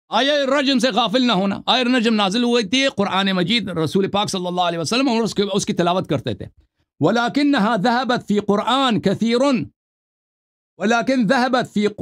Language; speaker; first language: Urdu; non-native, local second language; Punjabi